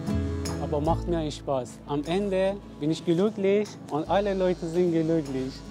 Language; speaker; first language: German; non-native, learner; Persian